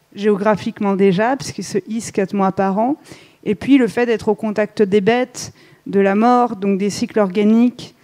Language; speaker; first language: French; native; French